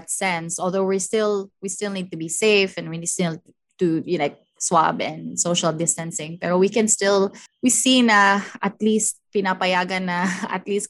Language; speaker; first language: English; non-native, local second language; Cebuano